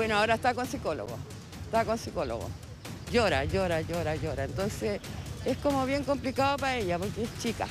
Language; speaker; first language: Spanish; native; Spanish